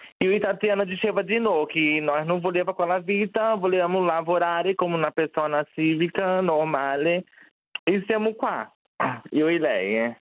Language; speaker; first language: Italian; non-native, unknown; Portuguese